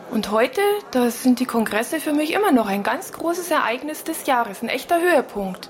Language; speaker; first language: German; native; German